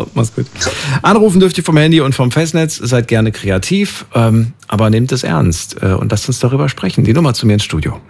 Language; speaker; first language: German; native; German